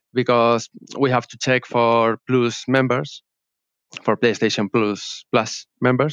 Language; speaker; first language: English; non-native, learner; Spanish